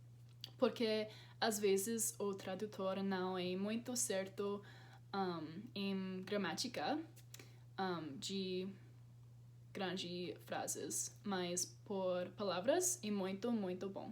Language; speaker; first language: Portuguese; non-native, learner; English